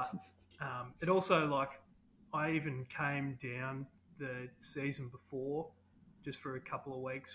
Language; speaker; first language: English; native; English